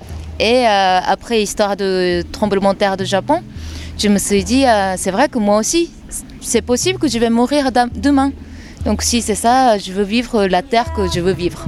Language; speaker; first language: French; non-native, fluent; Japanese